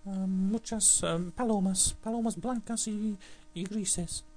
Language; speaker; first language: Spanish; non-native, fluent; English